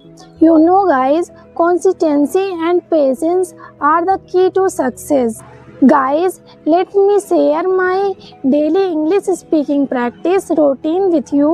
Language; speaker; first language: English; non-native, learner; Hindi